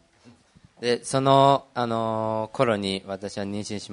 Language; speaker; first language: Japanese; early bilingual, other home language; Portuguese